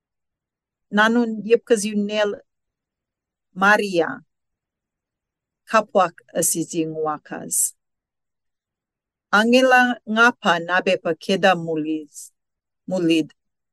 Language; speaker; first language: English; non-native, local second language; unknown